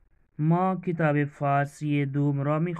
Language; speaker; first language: Persian; non-native, fluent; Urdu